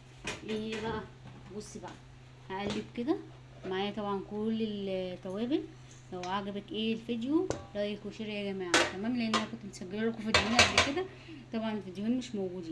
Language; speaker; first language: Arabic; native; Arabic